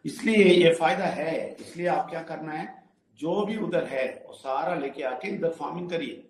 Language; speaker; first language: Hindi; non-native, local second language; Telugu